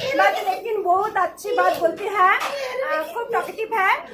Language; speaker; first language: Hindi; non-native, local second language; Bangla